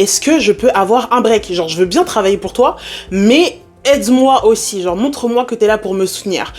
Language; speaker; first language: French; early bilingual, other home language; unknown